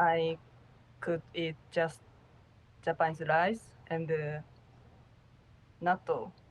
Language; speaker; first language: English; non-native, learner; Japanese